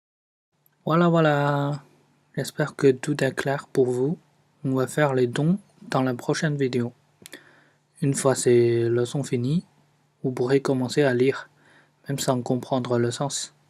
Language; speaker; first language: French; non-native, fluent; Chinese